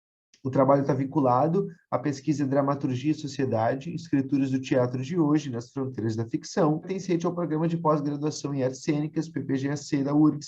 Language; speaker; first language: Portuguese; native; Portuguese